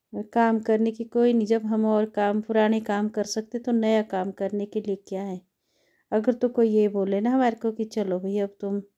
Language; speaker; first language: Hindi; native; Hindi